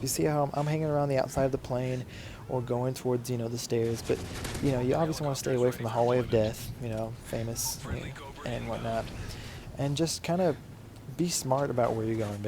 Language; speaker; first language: English; native; English